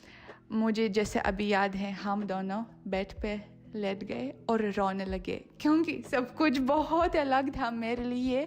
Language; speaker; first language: Hindi; non-native, fluent; Russian